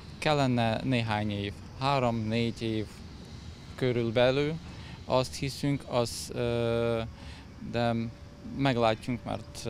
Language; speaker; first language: Hungarian; non-native, local second language; Ukrainian